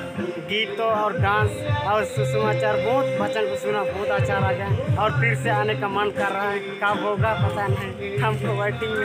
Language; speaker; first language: Hindi; non-native, local second language; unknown